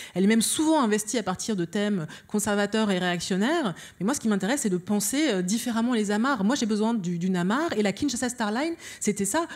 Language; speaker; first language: French; early bilingual, other home language; Lingala